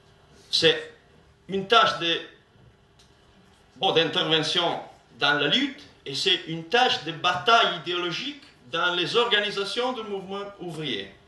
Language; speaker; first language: French; non-native, learner; Italian